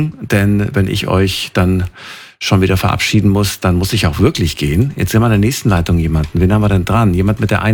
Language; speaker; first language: German; native; German